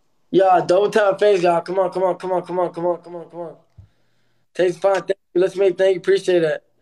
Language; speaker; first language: English; early bilingual, other home language; Spanish